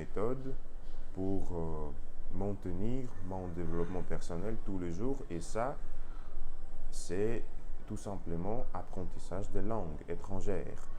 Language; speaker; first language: French; non-native, learner; Russian